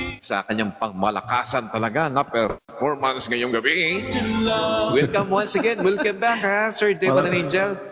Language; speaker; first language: Filipino; native; Filipino